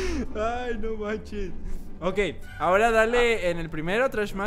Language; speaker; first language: Spanish; native; Spanish